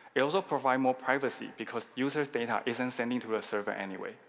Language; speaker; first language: English; non-native, fluent; Chinese